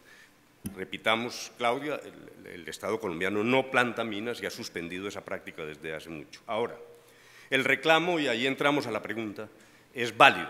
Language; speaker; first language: Spanish; native; Spanish